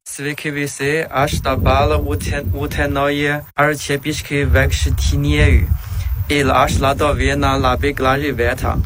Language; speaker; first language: Lithuanian; non-native, learner; Chinese